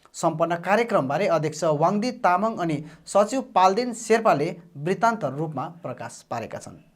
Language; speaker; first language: Nepali; native; Nepali